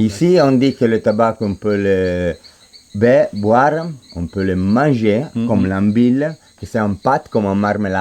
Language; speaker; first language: French; non-native, fluent; Spanish